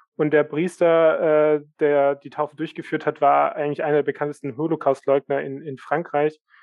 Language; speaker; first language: German; native; German